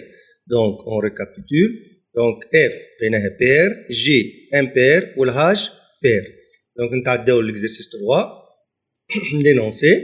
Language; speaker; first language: French; non-native, local second language; Arabic